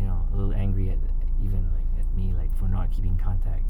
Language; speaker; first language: English; non-native, local second language; Chinese